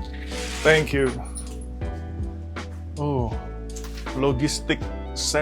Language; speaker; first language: English; non-native, fluent; Indonesian